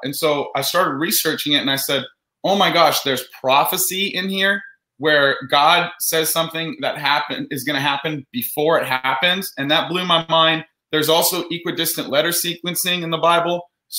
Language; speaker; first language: English; native; English